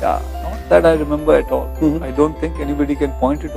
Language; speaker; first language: English; non-native, local second language; Hindi